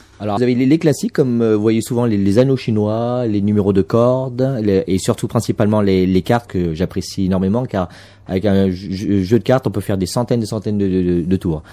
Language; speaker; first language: French; native; French